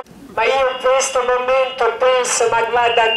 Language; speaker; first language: Italian; non-native, learner; Croatian